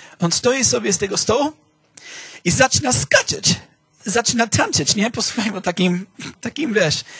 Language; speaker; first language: Polish; non-native, fluent; English